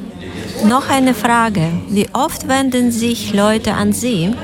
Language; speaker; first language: German; non-native, learner; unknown